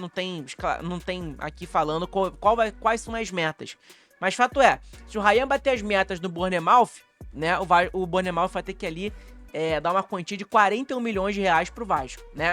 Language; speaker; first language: Portuguese; native; Portuguese